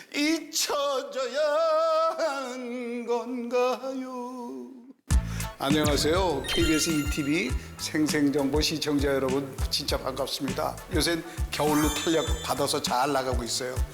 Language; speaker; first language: Korean; native; Korean